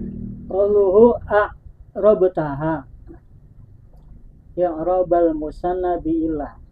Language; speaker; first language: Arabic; non-native, local second language; Indonesian